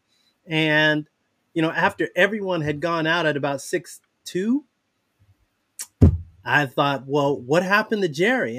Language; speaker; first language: English; native; English